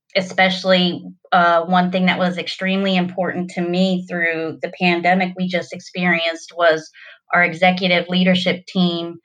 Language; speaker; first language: English; native; English